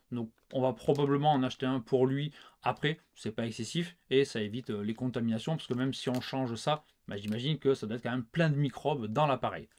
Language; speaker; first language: French; native; French